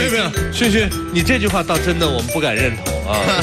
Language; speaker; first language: Chinese; native; Chinese